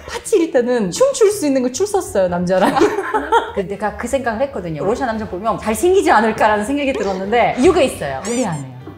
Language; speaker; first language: Korean; non-native, fluent; Uzbek